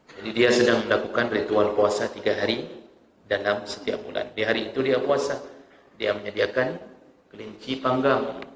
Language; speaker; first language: Malay; non-native, local second language; Achinese